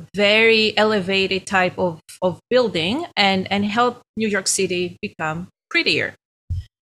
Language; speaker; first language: English; non-native, fluent; Greek